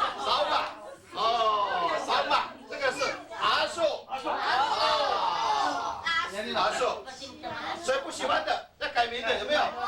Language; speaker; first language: Chinese; non-native, local second language; Amis